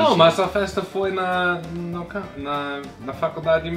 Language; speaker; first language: Portuguese; non-native, fluent; English